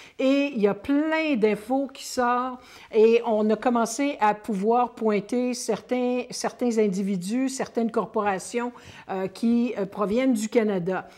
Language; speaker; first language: French; native; French